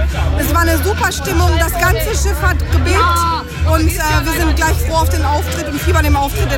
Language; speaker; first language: German; native; German